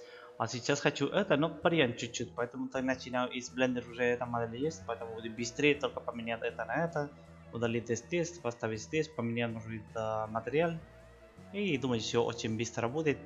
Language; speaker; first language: Russian; non-native, learner; Spanish